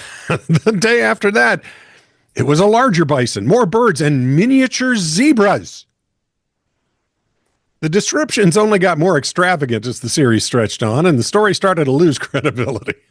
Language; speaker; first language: English; native; English